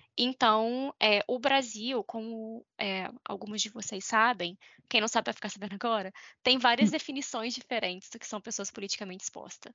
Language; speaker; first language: Portuguese; native; Portuguese